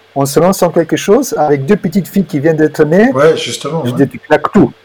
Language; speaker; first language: French; non-native, fluent; Romanian